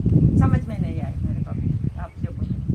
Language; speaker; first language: Hindi; non-native, local second language; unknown